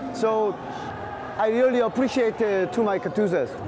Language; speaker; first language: English; non-native, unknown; Korean